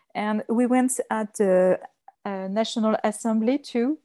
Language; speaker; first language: English; non-native, learner; French